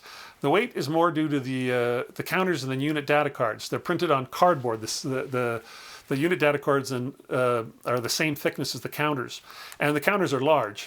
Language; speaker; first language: English; native; English